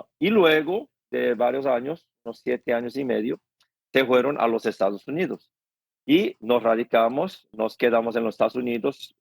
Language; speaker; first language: Spanish; non-native, fluent; Korean